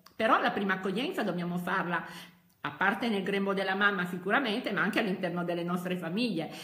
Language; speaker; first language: Italian; native; Italian